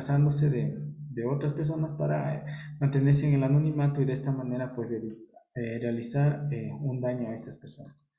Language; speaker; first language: Spanish; native; Spanish